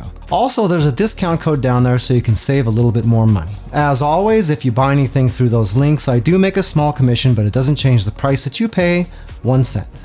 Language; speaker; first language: English; native; English